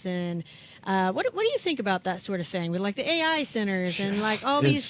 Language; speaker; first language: English; native; English